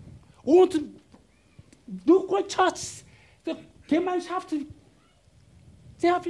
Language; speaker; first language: German; non-native, learner; Korean